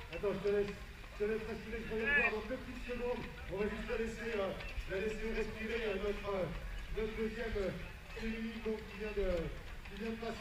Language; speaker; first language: French; native; French